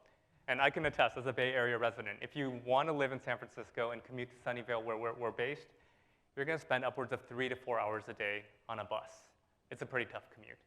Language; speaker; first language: English; native; English